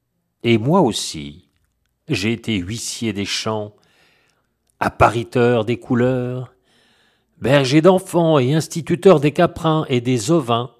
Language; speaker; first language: French; native; French